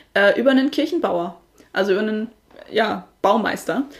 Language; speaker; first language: German; native; German